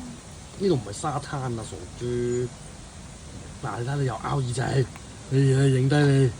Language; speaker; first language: Cantonese; native; Cantonese